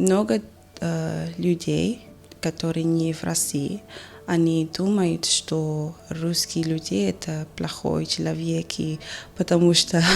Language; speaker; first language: Russian; non-native, learner; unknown